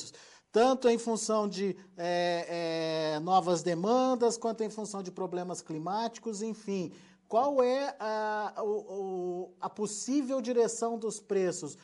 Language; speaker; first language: Portuguese; native; Portuguese